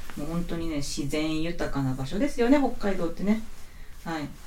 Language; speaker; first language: Japanese; native; Japanese